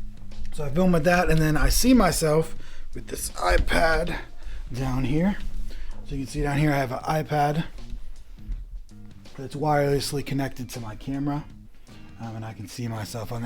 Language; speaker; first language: English; native; English